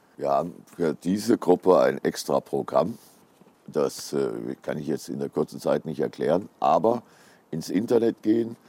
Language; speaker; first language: German; native; German